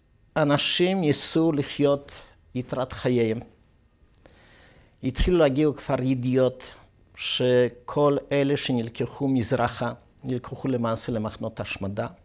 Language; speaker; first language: Hebrew; non-native, fluent; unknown